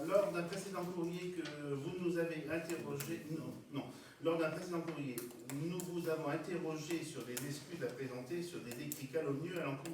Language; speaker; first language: French; native; French